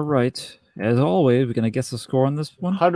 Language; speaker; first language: English; native; English